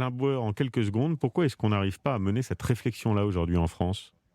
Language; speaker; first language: French; native; French